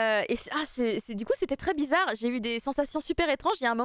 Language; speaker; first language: French; native; French